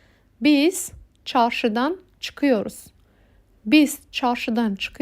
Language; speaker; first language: Turkish; non-native, fluent; Uzbek